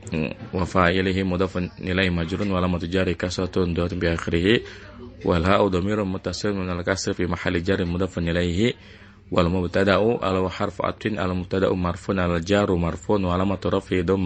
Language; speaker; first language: Arabic; non-native, fluent; Indonesian